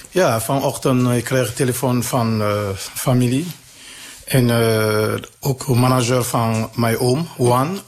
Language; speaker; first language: Dutch; non-native, learner; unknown